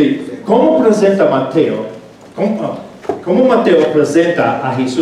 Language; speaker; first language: Spanish; non-native, fluent; English